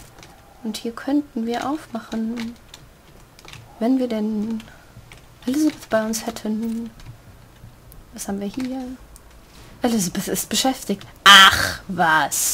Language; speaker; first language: German; native; German